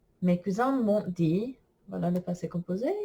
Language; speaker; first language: French; non-native, fluent; English